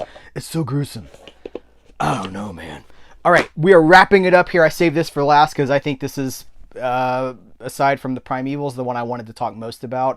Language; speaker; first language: English; native; English